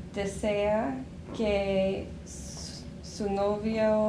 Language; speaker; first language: Spanish; non-native, learner; English